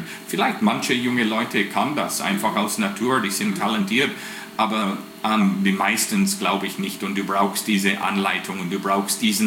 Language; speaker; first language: German; non-native, fluent; English